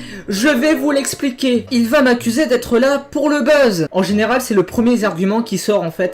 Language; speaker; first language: French; native; French